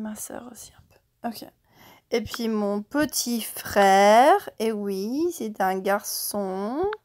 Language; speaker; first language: French; non-native, fluent; English